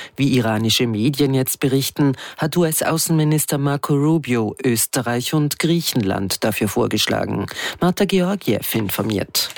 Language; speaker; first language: German; native; German